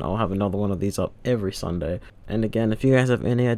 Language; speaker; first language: English; native; English